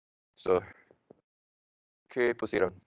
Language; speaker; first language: Spanish; non-native, fluent; English